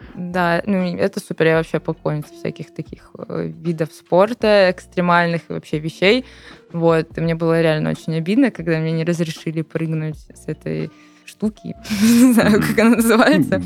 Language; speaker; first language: Russian; native; Russian